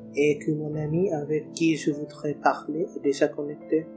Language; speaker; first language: French; non-native, fluent; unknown